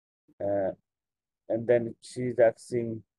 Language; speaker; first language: English; non-native, fluent; Bangla